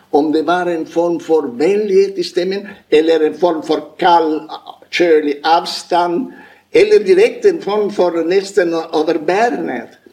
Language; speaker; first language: Norwegian; non-native, fluent; Italian